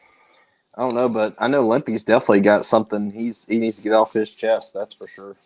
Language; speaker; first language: English; native; English